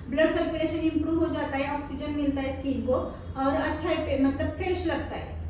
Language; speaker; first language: Hindi; non-native, local second language; Marathi